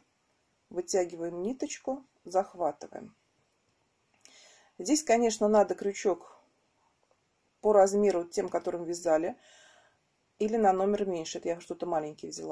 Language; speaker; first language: Russian; native; Russian